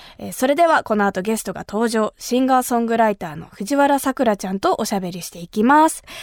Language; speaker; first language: Japanese; native; Japanese